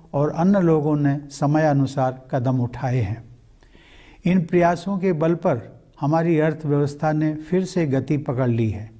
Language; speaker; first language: Hindi; native; Hindi